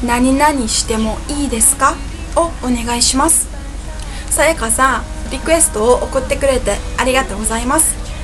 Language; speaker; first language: Japanese; non-native, fluent; Mongolian